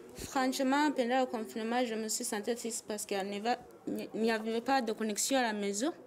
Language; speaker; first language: French; non-native, learner; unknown